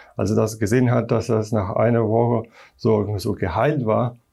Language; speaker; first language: German; non-native, fluent; Polish